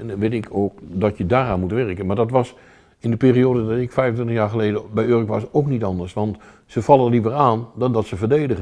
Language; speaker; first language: Dutch; native; Dutch